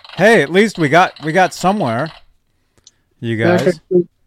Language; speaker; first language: English; native; English